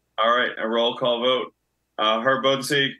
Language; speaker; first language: English; native; English